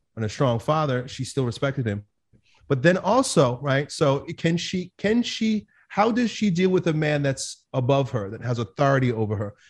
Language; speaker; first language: English; native; English